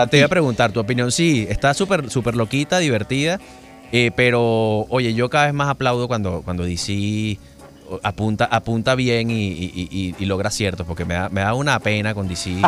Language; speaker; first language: Spanish; native; Spanish